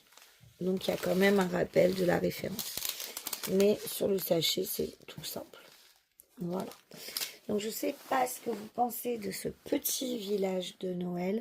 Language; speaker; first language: French; native; French